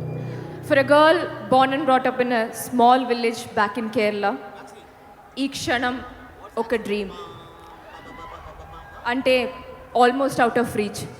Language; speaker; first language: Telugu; non-native, learner; Malayalam